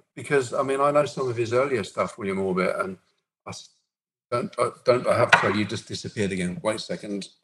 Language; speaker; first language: English; native; English